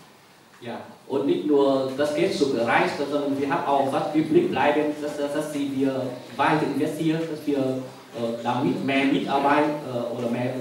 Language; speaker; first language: German; non-native, learner; Vietnamese